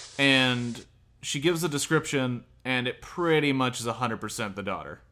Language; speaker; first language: English; native; English